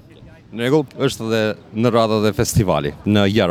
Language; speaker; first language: Albanian; native; Albanian